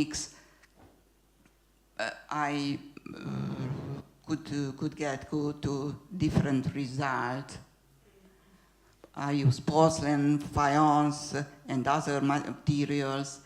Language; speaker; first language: English; non-native, fluent; Hungarian